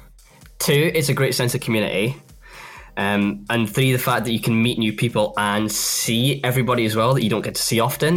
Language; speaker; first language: English; native; English